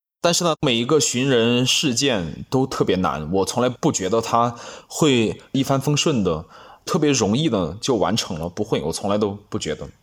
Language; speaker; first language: Chinese; non-native, local second language; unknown